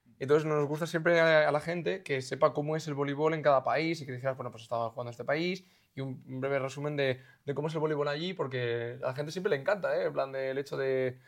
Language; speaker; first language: Spanish; native; Spanish